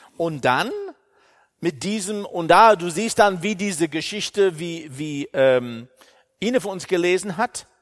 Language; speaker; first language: German; non-native, fluent; English